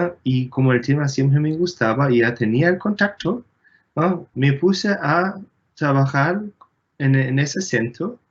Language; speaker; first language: Spanish; non-native, fluent; German